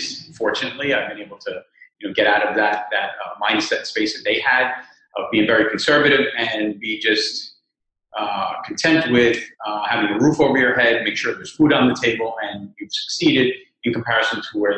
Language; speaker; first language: English; native; English